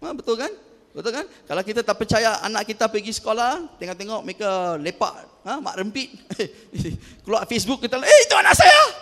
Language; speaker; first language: Malay; non-native, local second language; Tamil